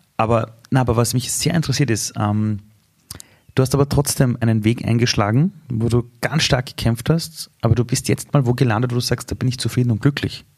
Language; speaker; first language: German; early bilingual, other home language; Persian